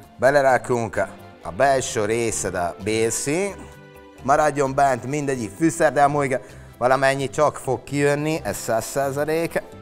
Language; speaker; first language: Hungarian; non-native, fluent; Italian